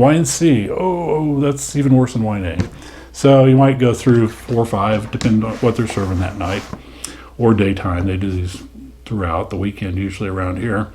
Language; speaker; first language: English; native; English